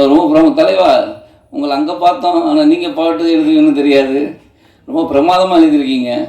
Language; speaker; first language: Tamil; native; Tamil